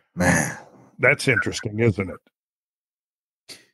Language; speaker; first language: English; native; English